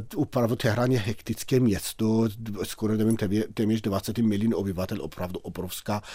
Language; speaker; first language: Czech; non-native, fluent; Persian